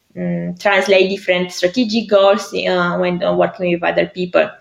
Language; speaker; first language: English; non-native, fluent; Greek